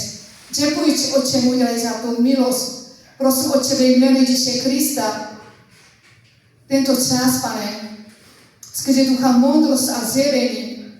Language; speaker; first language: Czech; non-native, learner; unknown